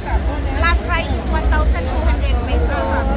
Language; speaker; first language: English; non-native, learner; Thai